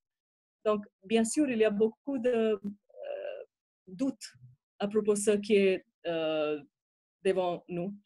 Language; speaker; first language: French; non-native, fluent; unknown